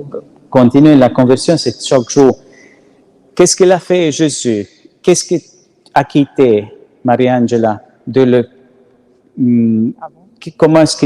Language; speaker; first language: French; non-native, learner; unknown